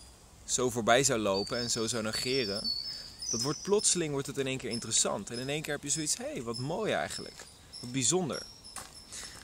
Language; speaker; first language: Dutch; native; Dutch